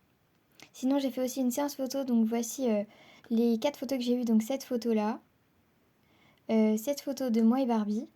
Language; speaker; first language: French; native; French